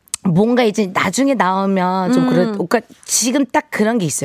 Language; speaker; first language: Korean; early bilingual, heritage; Korean